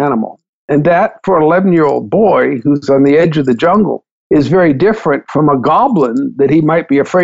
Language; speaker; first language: English; native; English